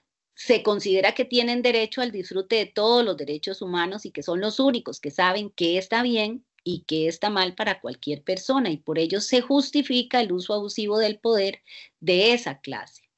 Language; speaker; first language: Spanish; native; Spanish